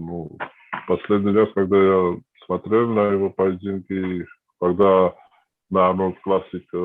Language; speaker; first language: Russian; non-native, fluent; Georgian